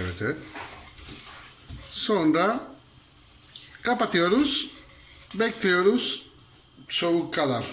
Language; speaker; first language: Turkish; non-native, learner; Spanish